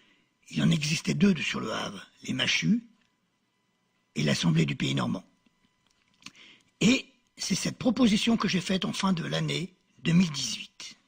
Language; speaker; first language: French; native; French